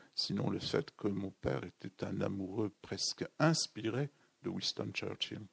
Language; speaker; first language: French; native; French